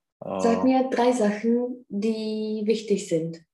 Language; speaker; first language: German; non-native, fluent; Czech